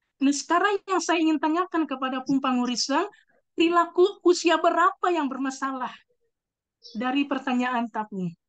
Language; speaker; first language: Indonesian; native; Indonesian